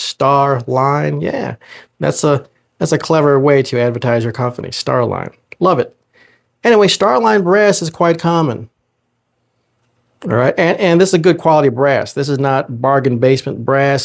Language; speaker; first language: English; native; English